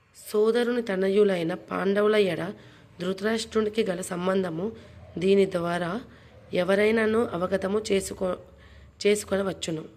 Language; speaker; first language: Telugu; non-native, learner; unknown